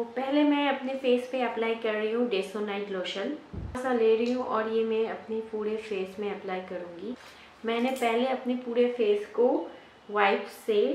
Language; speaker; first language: Hindi; non-native, local second language; Bangla